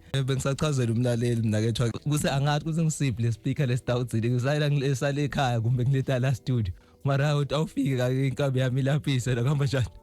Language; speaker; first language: Zulu; native; Zulu